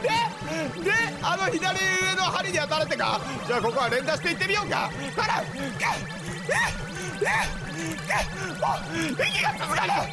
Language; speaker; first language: Japanese; native; Japanese